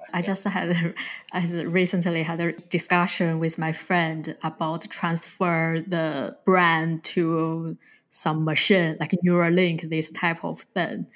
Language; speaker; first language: English; non-native, fluent; Chinese